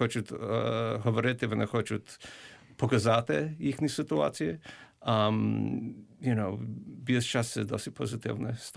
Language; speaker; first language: Ukrainian; early bilingual, heritage; English